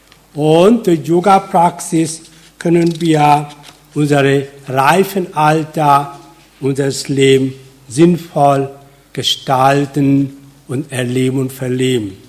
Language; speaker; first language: German; non-native, fluent; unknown